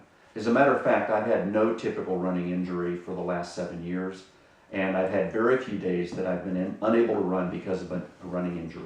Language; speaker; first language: English; native; English